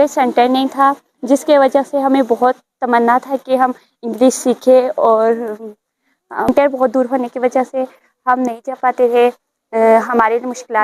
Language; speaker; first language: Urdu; non-native, local second language; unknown